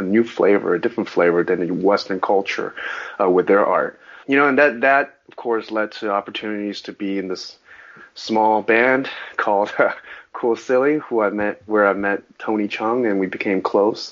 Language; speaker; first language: English; early bilingual, other home language; Chinese